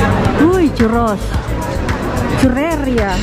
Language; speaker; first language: Spanish; non-native, fluent; Indonesian